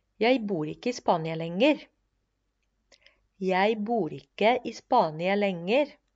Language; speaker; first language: Norwegian; non-native, fluent; Spanish